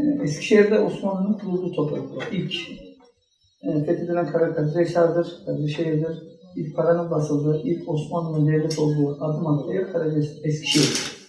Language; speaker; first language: Turkish; native; Turkish